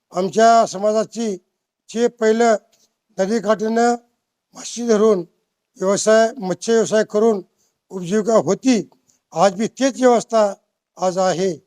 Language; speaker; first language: Marathi; native; Marathi